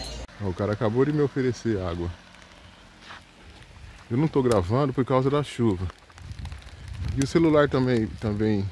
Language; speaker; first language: Portuguese; native; Portuguese